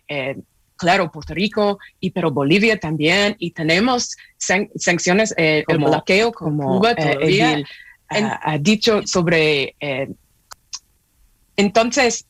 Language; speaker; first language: Spanish; non-native, fluent; English